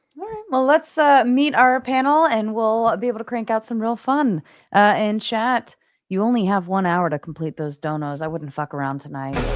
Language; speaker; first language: English; native; English